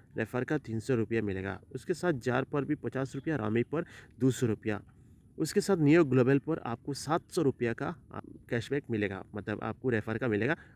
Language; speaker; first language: Hindi; non-native, local second language; Assamese